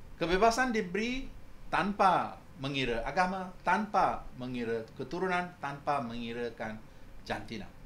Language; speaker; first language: Malay; non-native, local second language; Tamil